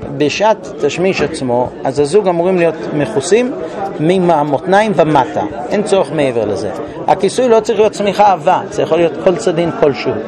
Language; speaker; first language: Hebrew; non-native, fluent; English